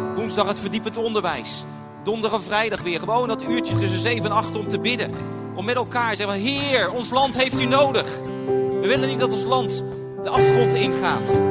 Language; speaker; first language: Dutch; native; Dutch